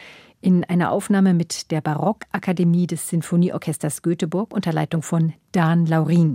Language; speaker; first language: German; native; German